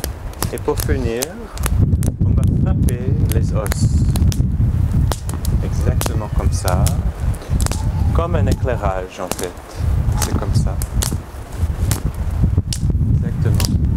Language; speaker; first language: French; non-native, learner; English